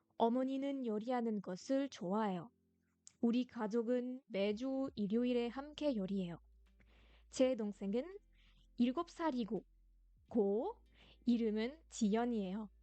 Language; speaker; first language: Korean; non-native, fluent; French